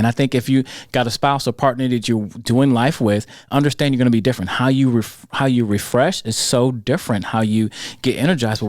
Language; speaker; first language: English; native; English